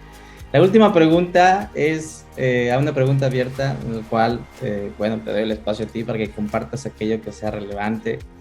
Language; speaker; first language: Spanish; native; Spanish